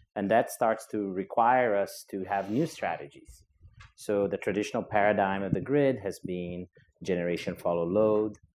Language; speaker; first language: English; non-native, fluent; Portuguese